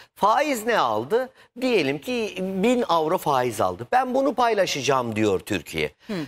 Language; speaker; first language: Turkish; native; Turkish